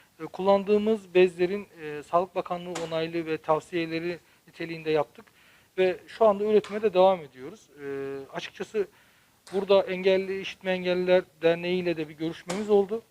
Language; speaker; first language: Turkish; native; Turkish